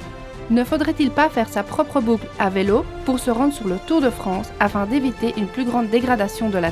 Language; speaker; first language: French; native; French